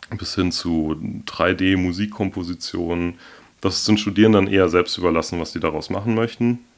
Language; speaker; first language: German; native; German